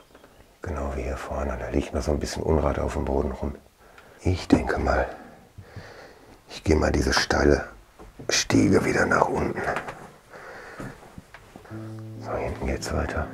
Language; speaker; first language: German; native; German